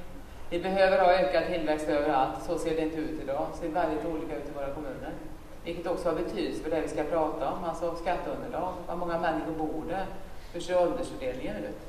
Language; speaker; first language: Swedish; native; Swedish